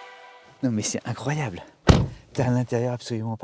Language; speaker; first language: French; native; French